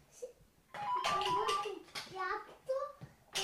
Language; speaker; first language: Italian; early bilingual, heritage; Italian